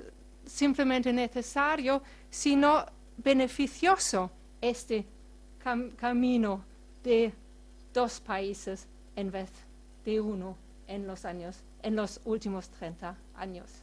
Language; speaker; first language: Spanish; non-native, fluent; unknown